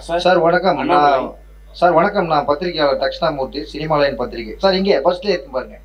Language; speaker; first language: Tamil; native; Tamil